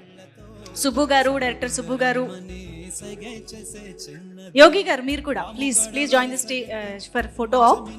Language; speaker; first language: Telugu; native; Telugu